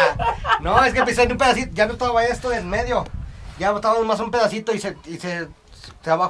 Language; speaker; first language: Spanish; native; Spanish